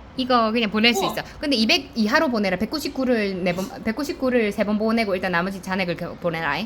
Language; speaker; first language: Korean; native; Korean